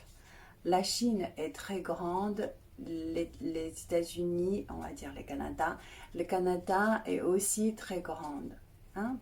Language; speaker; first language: French; non-native, fluent; Chinese